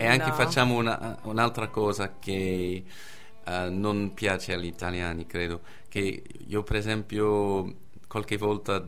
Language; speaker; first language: Italian; non-native, fluent; English